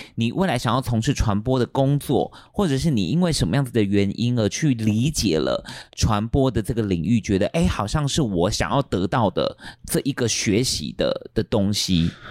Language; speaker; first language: Chinese; native; Chinese